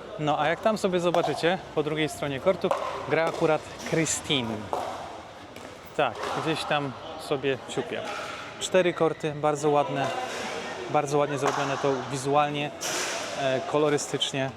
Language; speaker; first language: Polish; native; Polish